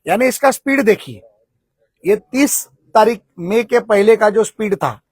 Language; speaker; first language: Hindi; non-native, local second language; Marathi